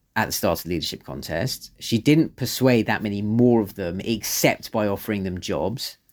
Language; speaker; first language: English; native; English